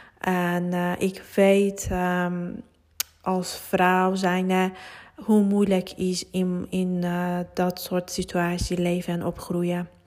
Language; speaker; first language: Dutch; non-native, fluent; Persian